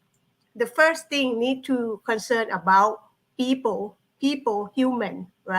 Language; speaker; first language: English; non-native, learner; Thai